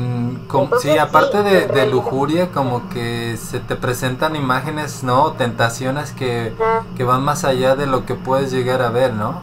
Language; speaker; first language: Spanish; native; Spanish